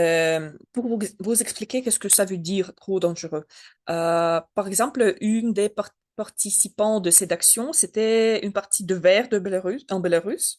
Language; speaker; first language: French; non-native, learner; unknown